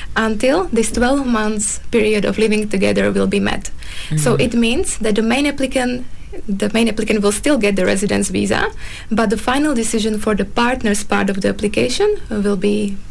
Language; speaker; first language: English; non-native, fluent; Slovak